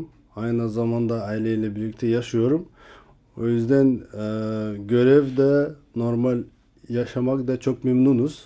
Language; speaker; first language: Turkish; non-native, learner; Kazakh